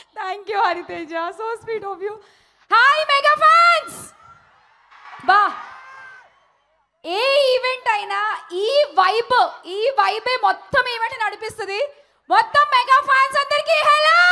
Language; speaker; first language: Telugu; native; Telugu